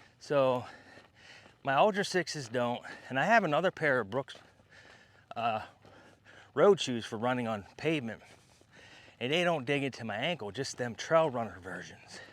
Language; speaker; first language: English; native; English